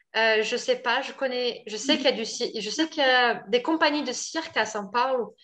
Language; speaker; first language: French; native; French